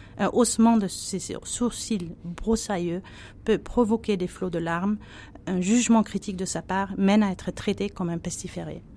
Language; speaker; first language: French; non-native, fluent; German